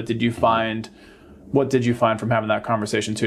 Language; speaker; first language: English; native; English